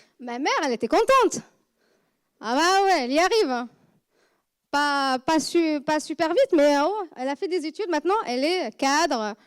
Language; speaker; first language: French; non-native, fluent; Arabic